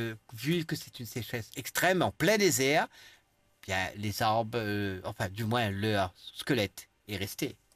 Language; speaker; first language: French; non-native, local second language; Morisyen